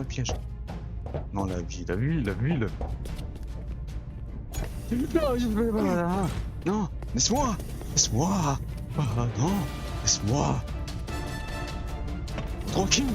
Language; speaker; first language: French; native; French